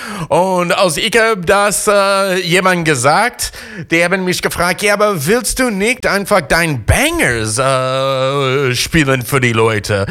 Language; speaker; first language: German; non-native, fluent; English